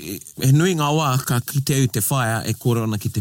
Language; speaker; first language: Māori; non-native, local second language; English